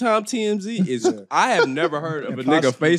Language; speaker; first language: English; native; English